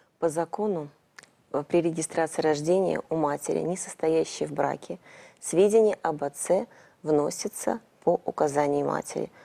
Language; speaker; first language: Russian; native; Russian